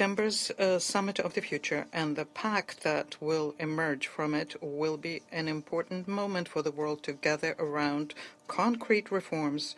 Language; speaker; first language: English; non-native, fluent; Portuguese